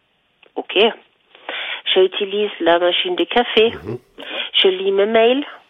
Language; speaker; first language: French; non-native, fluent; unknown